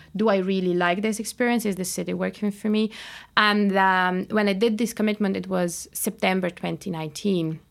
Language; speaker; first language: English; non-native, fluent; Bulgarian